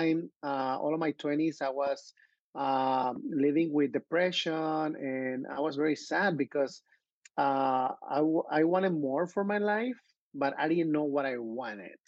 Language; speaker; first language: English; non-native, fluent; Spanish